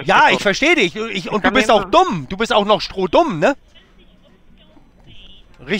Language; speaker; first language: German; native; German